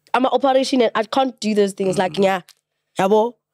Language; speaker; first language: English; non-native, local second language; Xhosa